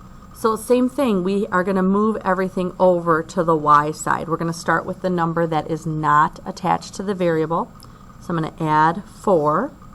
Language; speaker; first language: English; native; English